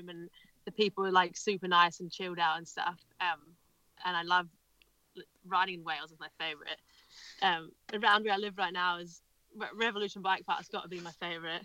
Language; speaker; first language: English; native; English